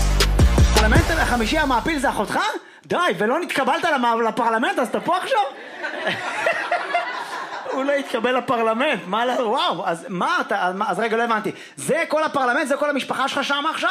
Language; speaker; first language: Hebrew; native; Hebrew